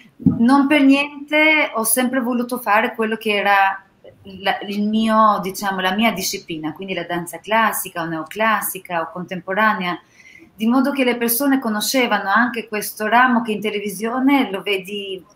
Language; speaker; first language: Italian; non-native, fluent; Albanian